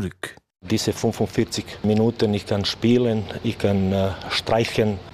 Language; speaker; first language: German; non-native, learner; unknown